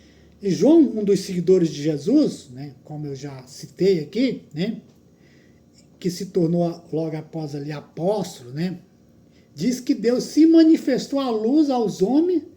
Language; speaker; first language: Portuguese; native; Portuguese